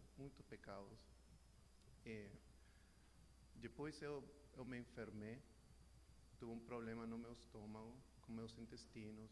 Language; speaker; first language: Portuguese; non-native, learner; Spanish